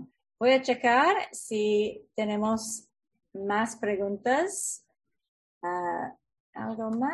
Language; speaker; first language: Spanish; non-native, fluent; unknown